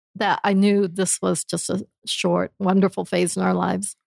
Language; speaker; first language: English; native; English